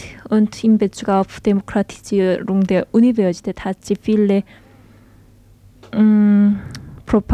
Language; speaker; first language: German; non-native, learner; Korean